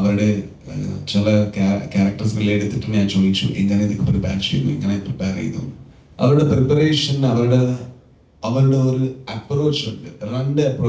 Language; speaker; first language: Malayalam; non-native, learner; Kannada